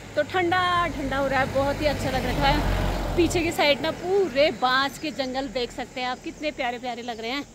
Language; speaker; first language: Hindi; native; Hindi